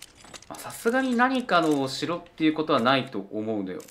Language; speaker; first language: Japanese; native; Japanese